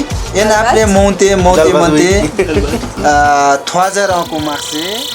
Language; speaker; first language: French; non-native, learner; Sherpa